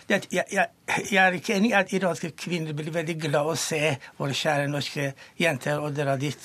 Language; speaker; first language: Norwegian; non-native, fluent; Persian